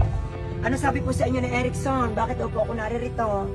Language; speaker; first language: Filipino; native; Filipino